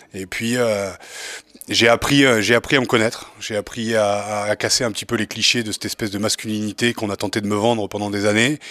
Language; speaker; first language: French; native; French